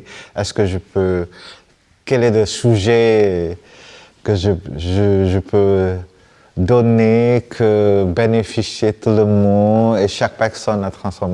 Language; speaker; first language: French; non-native, fluent; Vietnamese